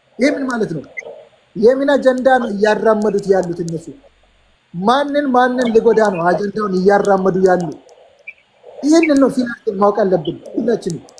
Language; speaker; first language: Amharic; non-native, local second language; Oromo